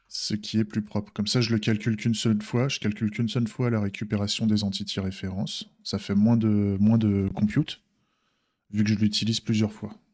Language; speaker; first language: French; native; French